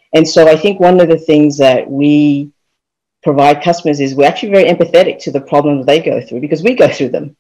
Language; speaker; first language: English; native; English